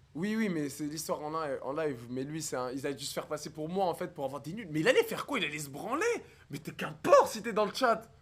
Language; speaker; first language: French; native; French